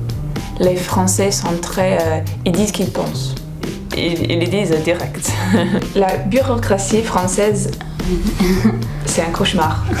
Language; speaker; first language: French; non-native, fluent; English